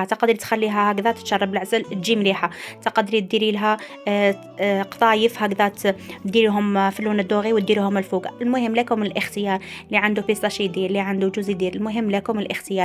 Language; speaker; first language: Arabic; native; Arabic